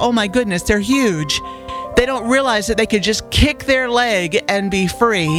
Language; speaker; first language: English; native; English